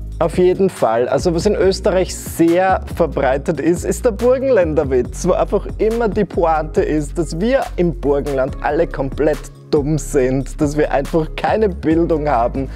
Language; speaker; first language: German; native; German